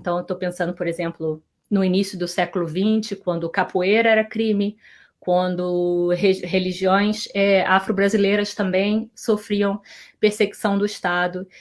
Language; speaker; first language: Portuguese; native; Portuguese